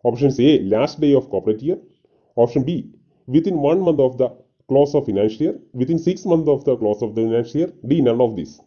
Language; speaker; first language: English; non-native, local second language; Malayalam